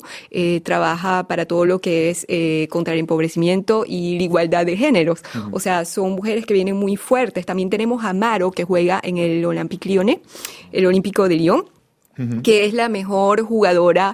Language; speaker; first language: Spanish; native; Spanish